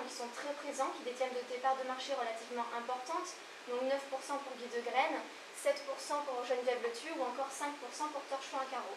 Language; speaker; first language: French; native; French